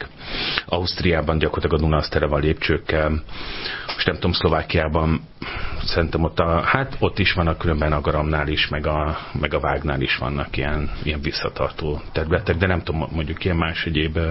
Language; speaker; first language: Hungarian; native; Hungarian